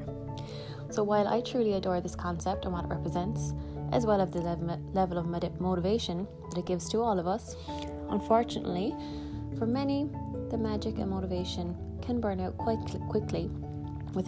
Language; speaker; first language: English; native; English